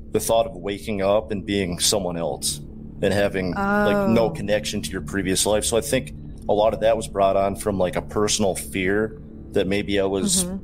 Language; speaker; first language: English; native; English